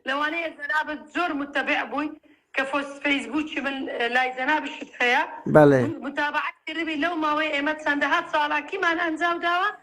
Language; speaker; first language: Central Kurdish; non-native, local second language; Turkmen